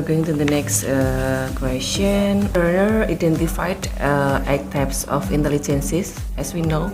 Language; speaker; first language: English; non-native, learner; Indonesian